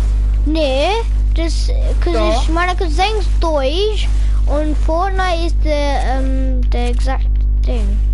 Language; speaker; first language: German; non-native, learner; English